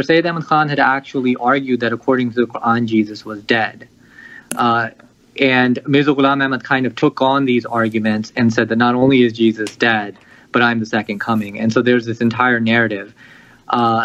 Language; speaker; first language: English; native; English